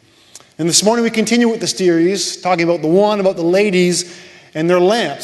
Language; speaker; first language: English; native; English